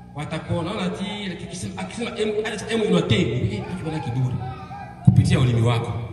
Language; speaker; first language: Swahili; non-native, local second language; Bembe